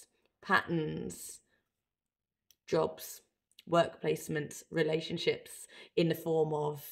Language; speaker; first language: English; native; English